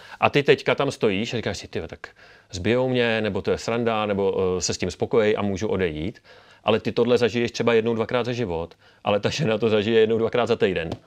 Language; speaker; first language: Czech; native; Czech